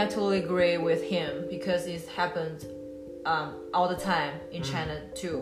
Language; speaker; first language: English; non-native, learner; Chinese